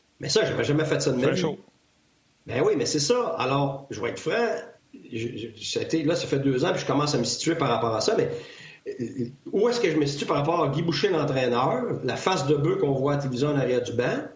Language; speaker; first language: French; native; French